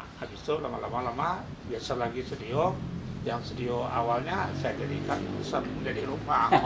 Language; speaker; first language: Indonesian; non-native, local second language; Minangkabau